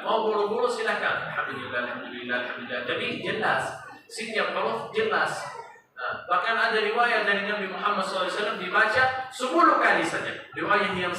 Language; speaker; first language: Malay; non-native, fluent; Arabic